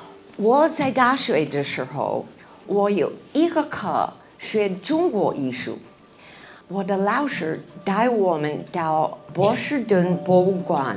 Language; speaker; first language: Chinese; non-native, learner; English